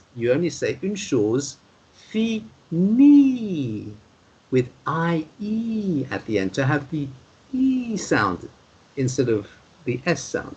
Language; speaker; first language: English; non-native, fluent; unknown